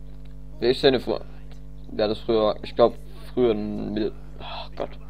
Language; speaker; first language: German; native; German